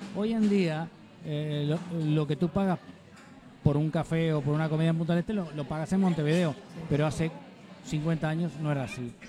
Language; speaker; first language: Spanish; native; Spanish